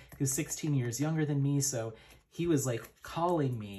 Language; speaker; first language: English; native; English